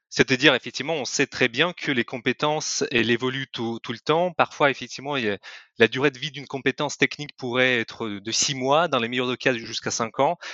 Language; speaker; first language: French; non-native, fluent; Russian